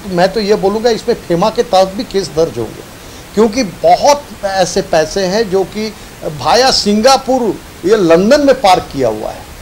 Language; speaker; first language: Hindi; native; Hindi